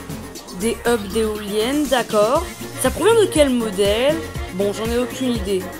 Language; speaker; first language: French; native; French